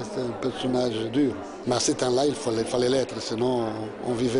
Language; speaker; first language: French; non-native, fluent; Italian